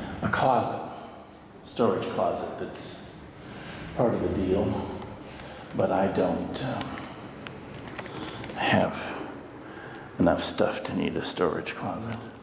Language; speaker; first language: English; native; English